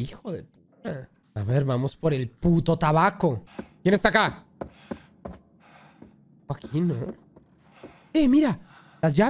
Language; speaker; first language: Spanish; native; Spanish